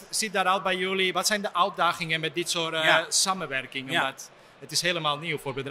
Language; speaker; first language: Dutch; non-native, fluent; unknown